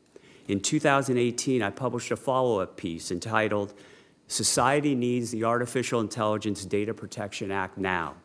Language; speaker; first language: English; native; English